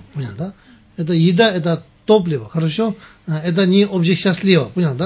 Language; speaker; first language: Russian; non-native, learner; Tibetan